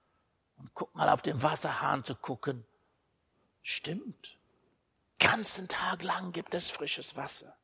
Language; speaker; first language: German; non-native, fluent; English